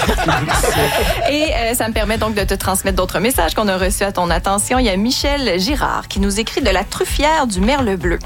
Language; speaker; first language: French; native; French